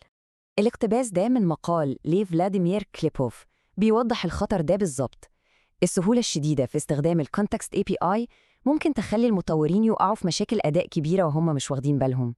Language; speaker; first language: Arabic; native; Arabic